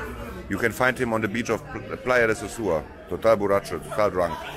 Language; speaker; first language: English; non-native, fluent; German